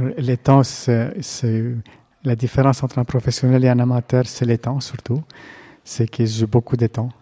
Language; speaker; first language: French; non-native, fluent; Greek